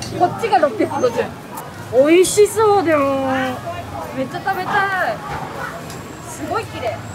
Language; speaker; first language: Japanese; native; Japanese